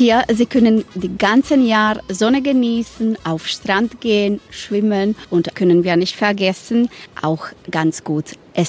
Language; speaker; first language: German; non-native, learner; Spanish